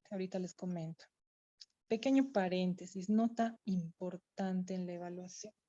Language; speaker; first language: Spanish; native; Spanish